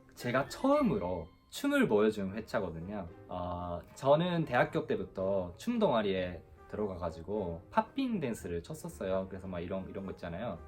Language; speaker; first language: Korean; non-native, fluent; Japanese